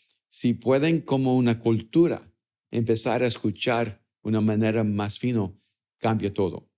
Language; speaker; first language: Spanish; early bilingual, other home language; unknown